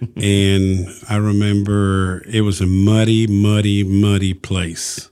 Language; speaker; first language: English; early bilingual, other home language; Spanish